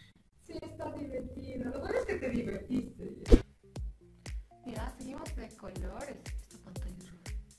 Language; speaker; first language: Spanish; native; Spanish